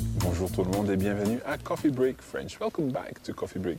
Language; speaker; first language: French; non-native, fluent; English